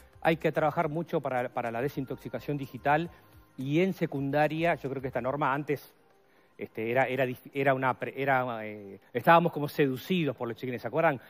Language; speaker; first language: Spanish; native; Spanish